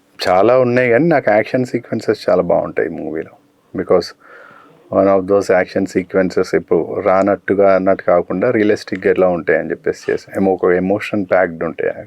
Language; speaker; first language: Telugu; native; Telugu